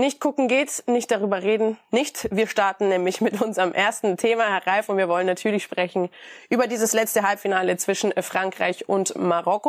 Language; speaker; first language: German; native; German